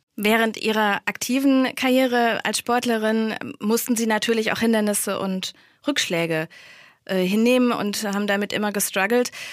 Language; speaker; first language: German; native; German